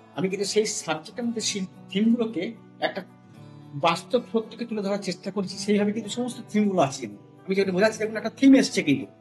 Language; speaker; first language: Bangla; non-native, local second language; Santali